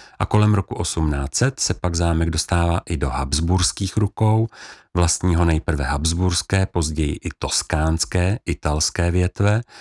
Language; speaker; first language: Czech; native; Czech